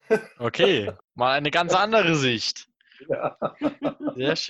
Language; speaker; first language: German; native; German